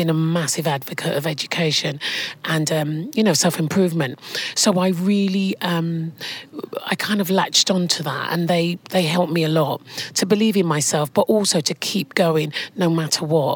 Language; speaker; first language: English; native; English